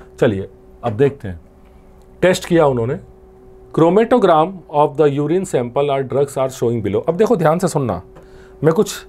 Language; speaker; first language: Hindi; non-native, local second language; Gujarati